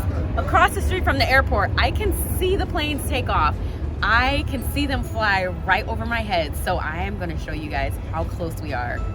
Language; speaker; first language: English; native; English